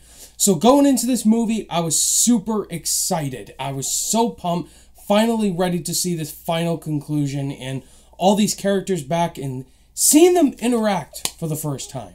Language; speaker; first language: English; native; English